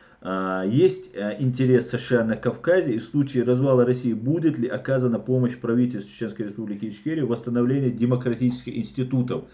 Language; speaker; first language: Russian; non-native, local second language; Chechen